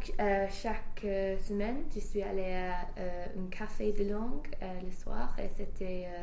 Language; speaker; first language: French; non-native, fluent; English